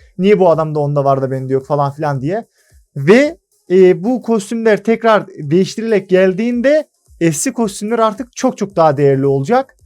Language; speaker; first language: Turkish; native; Turkish